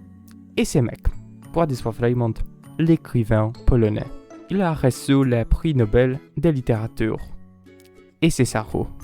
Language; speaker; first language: French; non-native, learner; Polish